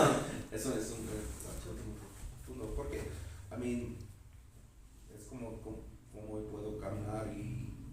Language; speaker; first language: Spanish; non-native, learner; English